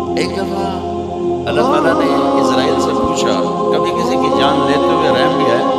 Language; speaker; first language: Urdu; non-native, local second language; Punjabi